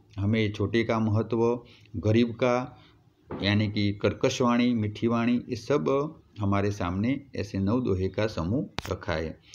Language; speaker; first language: Hindi; non-native, local second language; Gujarati